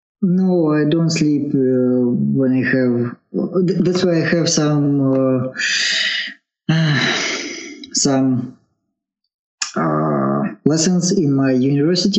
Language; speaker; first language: English; non-native, learner; Russian